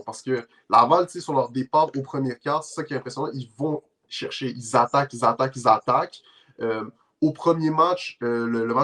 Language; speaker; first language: French; native; French